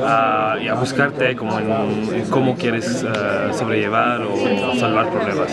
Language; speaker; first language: Spanish; non-native, fluent; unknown